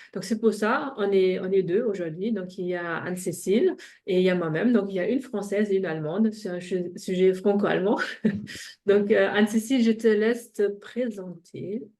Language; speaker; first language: French; non-native, fluent; German